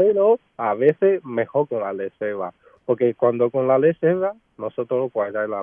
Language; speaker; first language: Spanish; non-native, learner; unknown